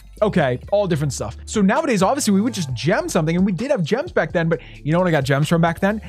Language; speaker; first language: English; native; English